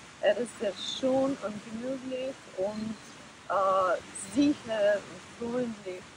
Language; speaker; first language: German; non-native, learner; Ukrainian